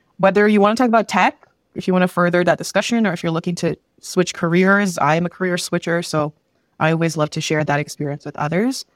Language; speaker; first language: English; early bilingual, other home language; Filipino